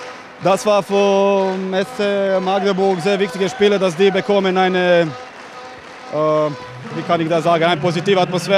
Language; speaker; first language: German; non-native, fluent; Croatian